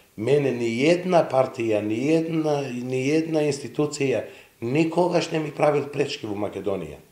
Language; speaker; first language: Macedonian; non-native, local second language; Serbian